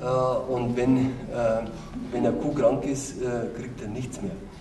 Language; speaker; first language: German; native; German